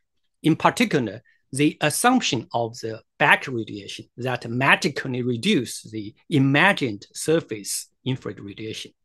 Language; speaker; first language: English; non-native, fluent; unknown